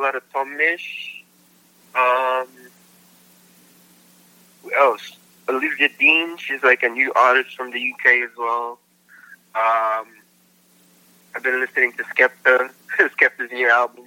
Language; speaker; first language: English; non-native, local second language; Filipino